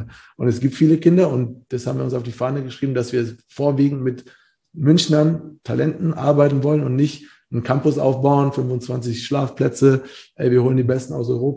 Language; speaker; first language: German; native; German